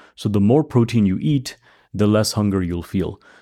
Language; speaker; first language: English; early bilingual, other home language; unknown